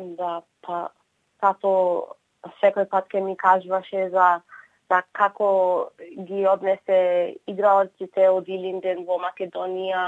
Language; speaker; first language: Macedonian; early bilingual, heritage; Macedonian